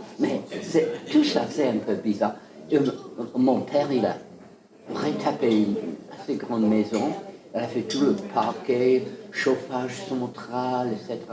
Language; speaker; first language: French; non-native, fluent; English